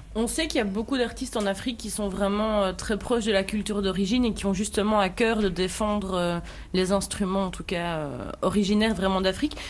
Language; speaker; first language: French; native; French